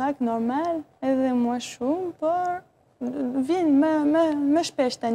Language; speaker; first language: Albanian; early bilingual, heritage; Albanian